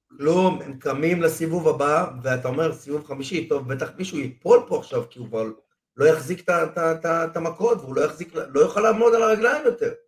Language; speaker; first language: Hebrew; non-native, fluent; Spanish